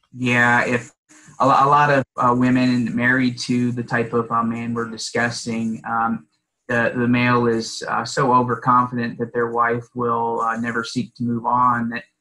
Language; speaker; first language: English; native; English